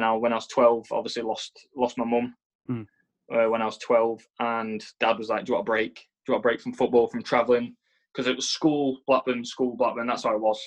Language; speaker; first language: English; native; English